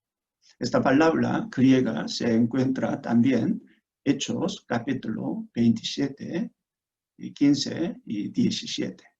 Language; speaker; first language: Spanish; non-native, fluent; Korean